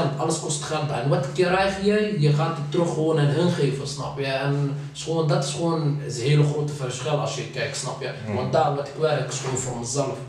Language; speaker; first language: Dutch; non-native, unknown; Arabic